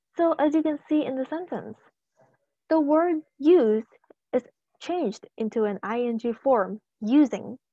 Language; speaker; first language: English; non-native, local second language; Chinese